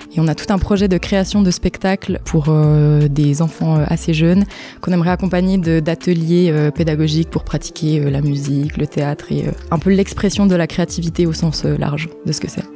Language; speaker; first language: French; native; French